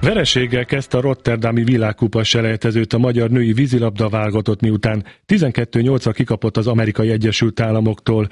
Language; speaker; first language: Hungarian; native; Hungarian